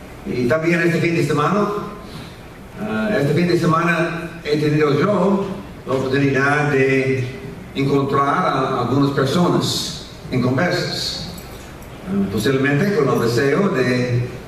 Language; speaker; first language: Spanish; non-native, fluent; English